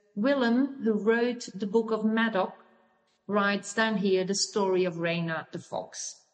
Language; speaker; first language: English; non-native, fluent; Dutch